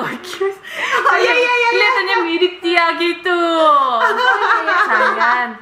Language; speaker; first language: Indonesian; non-native, learner; Korean